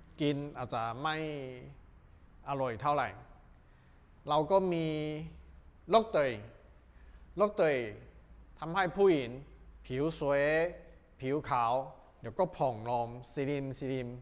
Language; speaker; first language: Thai; non-native, learner; Chinese